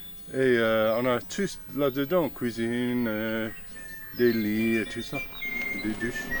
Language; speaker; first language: French; non-native, fluent; English